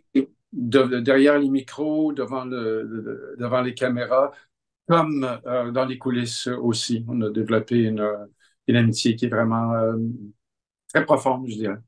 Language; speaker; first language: French; native; French